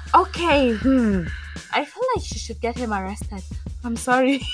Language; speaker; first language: English; non-native, local second language; Hausa